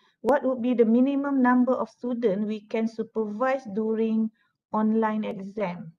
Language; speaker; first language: English; non-native, local second language; Malay